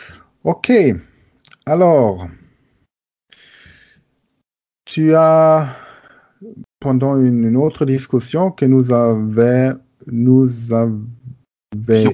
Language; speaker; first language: French; non-native, learner; German